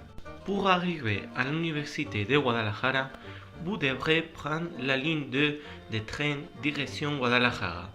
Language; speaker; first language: French; non-native, learner; Spanish